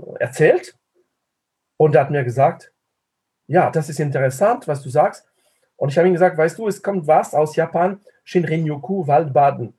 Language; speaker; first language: German; non-native, fluent; French